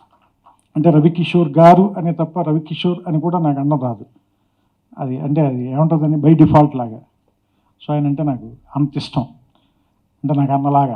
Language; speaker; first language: Telugu; native; Telugu